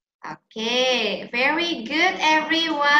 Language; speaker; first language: English; non-native, learner; Indonesian